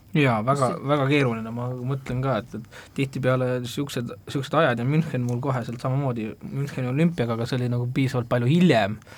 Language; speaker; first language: Estonian; native; Estonian